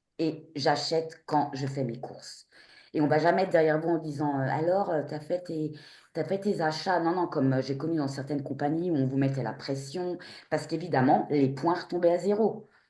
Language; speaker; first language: French; native; French